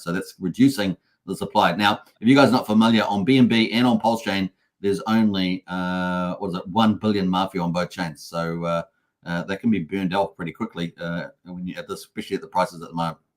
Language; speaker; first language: English; native; English